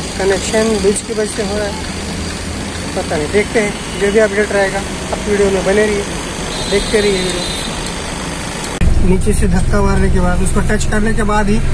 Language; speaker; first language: Hindi; non-native, local second language; Marathi